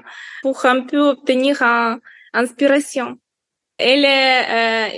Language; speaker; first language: French; non-native, learner; Ukrainian